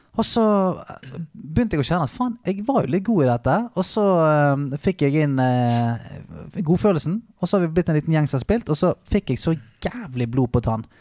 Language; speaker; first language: Norwegian; native; Norwegian